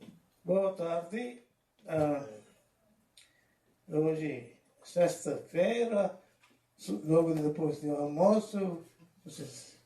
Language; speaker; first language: Portuguese; non-native, learner; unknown